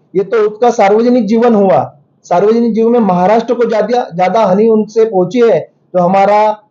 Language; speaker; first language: Hindi; non-native, local second language; Marathi